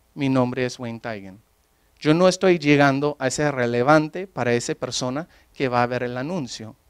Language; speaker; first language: Spanish; non-native, fluent; English